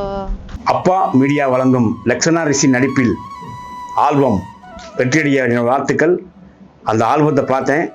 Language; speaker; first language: Tamil; native; Tamil